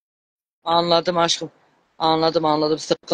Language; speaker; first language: Turkish; native; Turkish